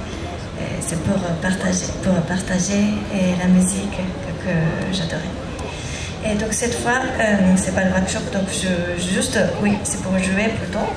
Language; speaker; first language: French; non-native, learner; Japanese